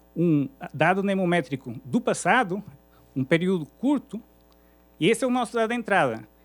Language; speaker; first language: Portuguese; native; Portuguese